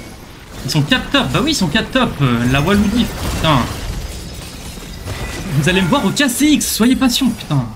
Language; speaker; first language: French; native; French